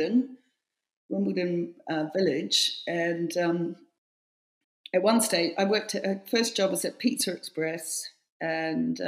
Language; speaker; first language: English; native; English